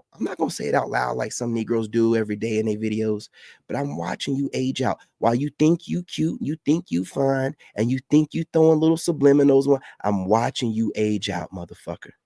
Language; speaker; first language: English; native; English